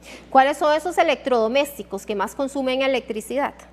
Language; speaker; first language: Spanish; native; Spanish